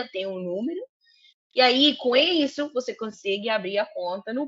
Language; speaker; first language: Portuguese; non-native, fluent; Spanish